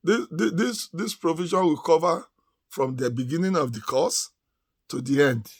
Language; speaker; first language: English; non-native, local second language; Yoruba